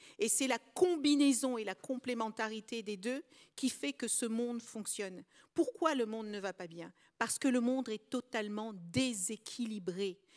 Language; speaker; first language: French; early bilingual, other home language; Kabuverdianu